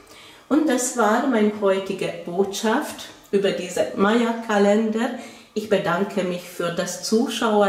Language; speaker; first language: German; non-native, fluent; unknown